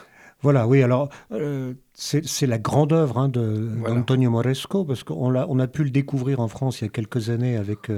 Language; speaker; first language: French; native; French